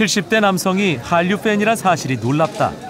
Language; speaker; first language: Korean; native; Korean